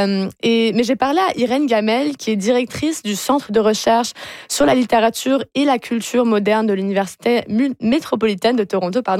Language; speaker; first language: French; native; French